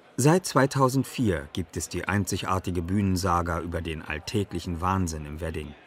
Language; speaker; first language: German; native; German